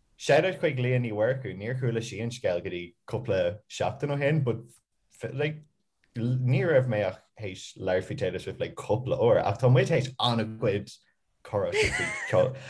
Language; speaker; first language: Irish; native; Irish